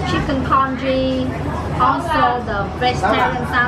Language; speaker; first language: English; non-native, learner; Vietnamese